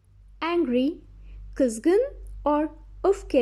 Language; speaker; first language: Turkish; non-native, learner; Bangla